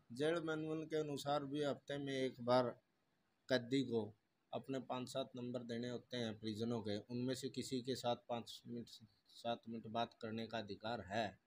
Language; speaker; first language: Hindi; native; Hindi